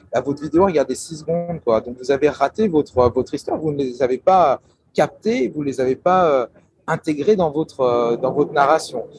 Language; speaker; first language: French; native; French